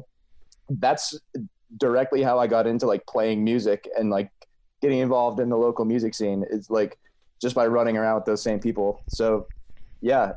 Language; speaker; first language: English; native; English